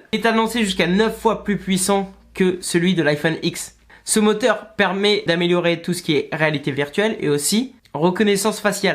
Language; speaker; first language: French; native; French